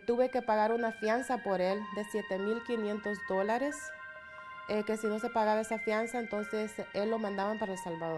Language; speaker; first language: Spanish; native; Spanish